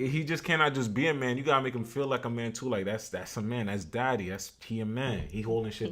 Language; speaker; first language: English; native; English